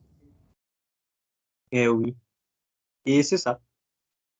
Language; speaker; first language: French; non-native, fluent; Portuguese